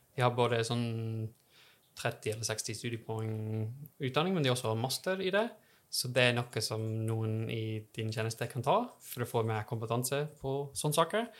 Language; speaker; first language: Norwegian; non-native, fluent; English